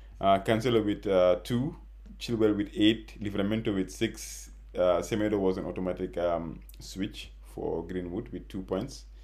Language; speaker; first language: English; non-native, local second language; Wolof